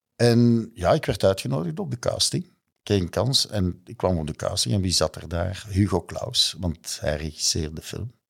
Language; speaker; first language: Dutch; native; Dutch